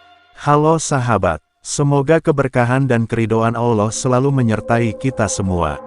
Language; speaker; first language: Indonesian; native; Indonesian